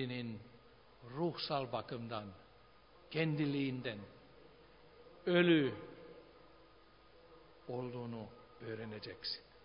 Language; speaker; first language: Turkish; non-native, fluent; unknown